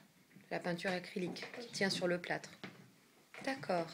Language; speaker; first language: French; native; French